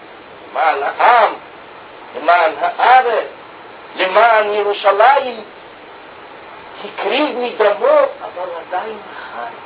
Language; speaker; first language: Hebrew; non-native, fluent; Russian